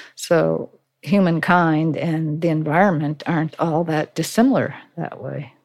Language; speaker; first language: English; native; English